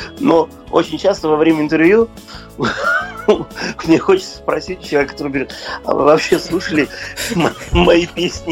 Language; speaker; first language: Russian; native; Russian